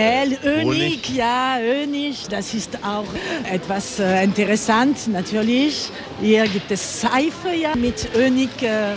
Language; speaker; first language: German; non-native, learner; French